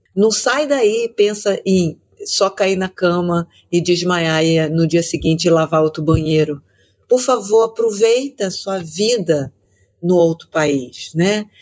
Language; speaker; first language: Portuguese; native; Portuguese